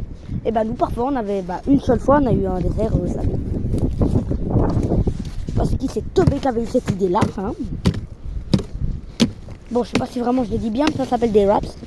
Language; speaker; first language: French; native; French